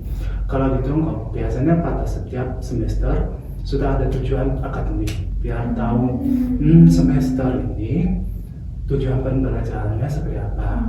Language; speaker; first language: Indonesian; non-native, fluent; Chinese